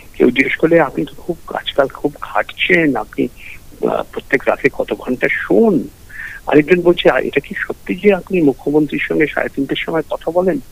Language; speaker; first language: Bangla; early bilingual, heritage; Bangla